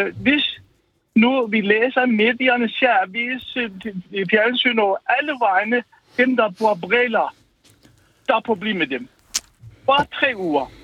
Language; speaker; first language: Danish; non-native, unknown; Persian